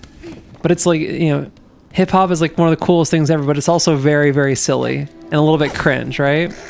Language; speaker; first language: English; native; English